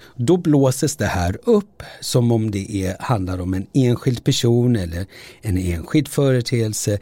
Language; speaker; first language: Swedish; early bilingual, other home language; Turoyo